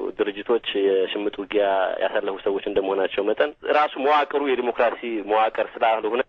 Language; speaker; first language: Amharic; non-native, local second language; Tigrinya